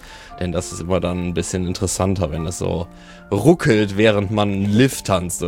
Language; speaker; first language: German; native; German